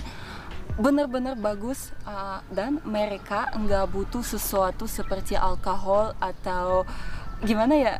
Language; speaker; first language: Indonesian; non-native, fluent; Russian